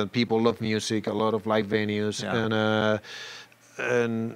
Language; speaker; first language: English; non-native, learner; Spanish